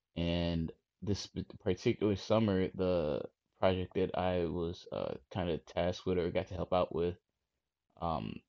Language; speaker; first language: English; native; English